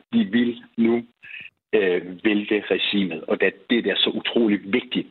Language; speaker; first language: Danish; early bilingual, other home language; Persian